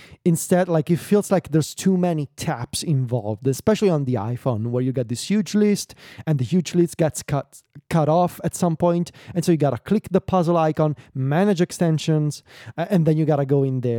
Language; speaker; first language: English; non-native, fluent; Italian